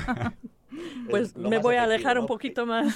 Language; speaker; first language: Spanish; non-native, fluent; English